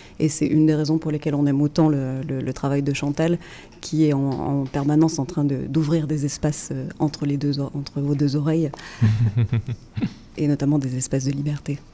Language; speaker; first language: French; native; French